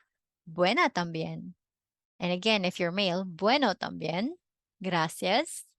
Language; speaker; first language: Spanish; non-native, fluent; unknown